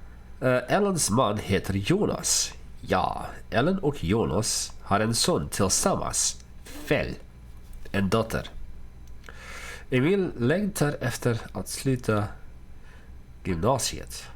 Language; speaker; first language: Swedish; non-native, learner; Dutch